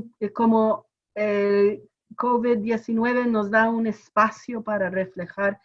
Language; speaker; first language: Spanish; non-native, fluent; English